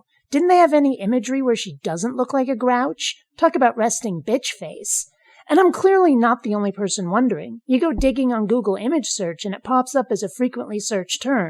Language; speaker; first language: English; native; English